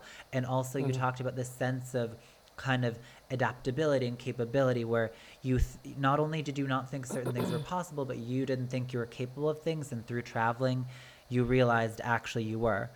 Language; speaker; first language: English; native; English